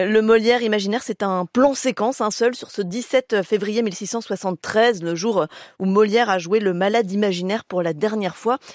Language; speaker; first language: French; native; French